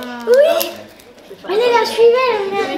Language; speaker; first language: French; native; French